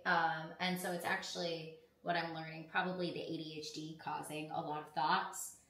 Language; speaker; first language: English; native; English